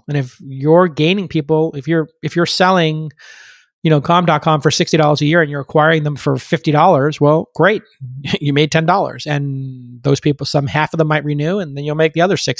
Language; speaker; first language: English; native; English